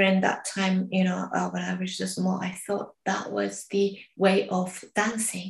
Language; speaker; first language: English; non-native, learner; Japanese